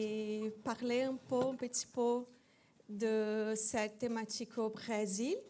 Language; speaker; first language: French; non-native, fluent; Portuguese